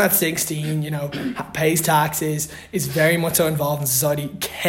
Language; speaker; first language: English; native; English